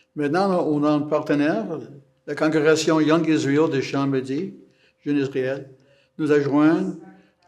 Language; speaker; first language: French; non-native, fluent; English